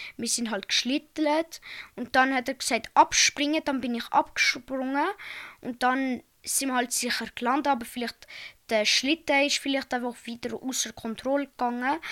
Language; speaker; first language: German; native; German